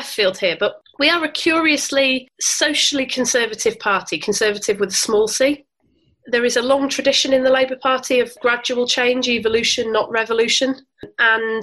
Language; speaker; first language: English; native; English